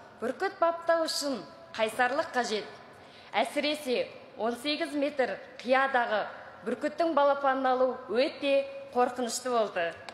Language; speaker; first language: Kazakh; early bilingual, heritage; Kazakh